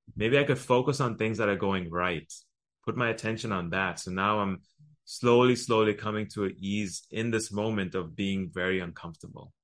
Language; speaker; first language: English; early bilingual, other home language; Arabic